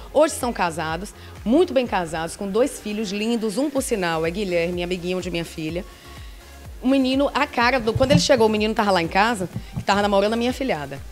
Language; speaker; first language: Portuguese; native; Portuguese